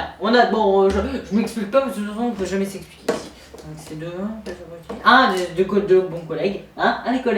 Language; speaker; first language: French; native; French